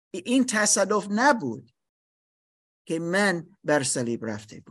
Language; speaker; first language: Persian; non-native, learner; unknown